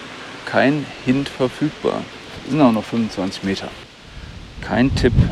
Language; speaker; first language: German; native; German